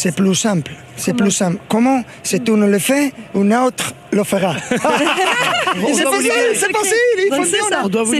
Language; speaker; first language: French; non-native, fluent; Spanish